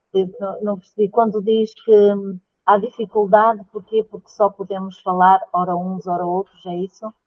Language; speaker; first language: Portuguese; native; Portuguese